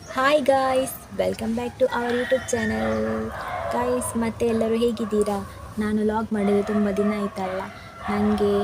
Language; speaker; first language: Kannada; non-native, local second language; Tulu